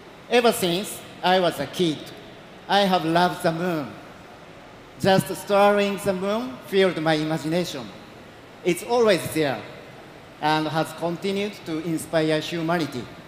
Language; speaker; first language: English; non-native, learner; Japanese